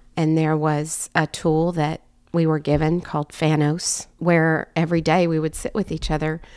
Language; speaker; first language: English; native; English